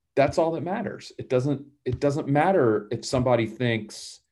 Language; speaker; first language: English; native; English